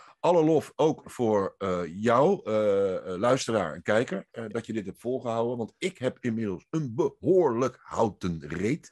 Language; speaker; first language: Dutch; native; Dutch